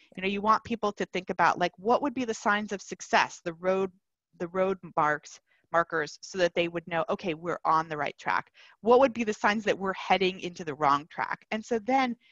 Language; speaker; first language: English; native; English